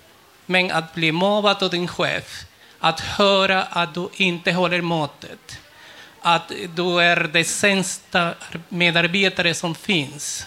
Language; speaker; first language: Swedish; non-native, fluent; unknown